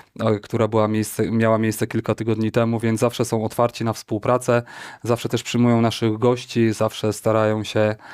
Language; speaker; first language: Polish; native; Polish